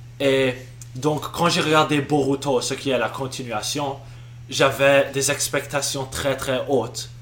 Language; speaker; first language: French; non-native, local second language; English